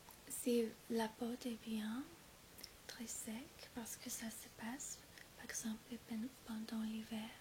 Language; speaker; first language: French; non-native, fluent; English